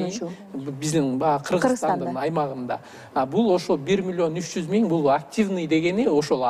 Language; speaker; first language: Kyrgyz; native; Kyrgyz